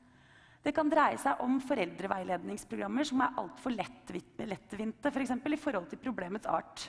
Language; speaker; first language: Norwegian; native; Norwegian